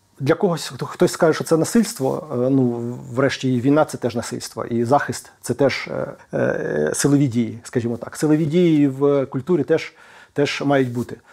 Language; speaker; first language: Ukrainian; native; Ukrainian